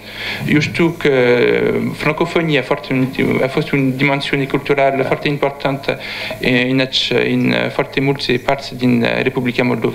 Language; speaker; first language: Romanian; non-native, learner; French